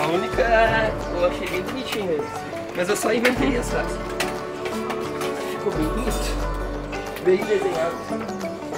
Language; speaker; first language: Portuguese; native; Portuguese